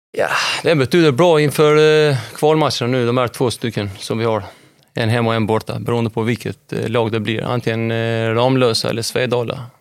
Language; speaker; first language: Swedish; early bilingual, other home language; Albanian